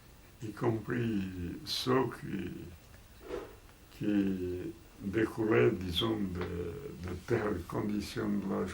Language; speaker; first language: French; non-native, fluent; Portuguese